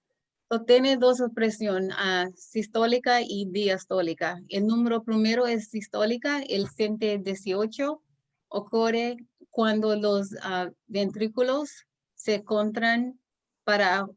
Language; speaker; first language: Spanish; non-native, learner; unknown